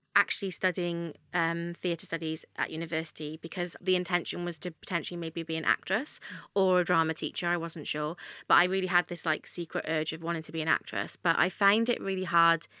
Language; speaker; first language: English; native; English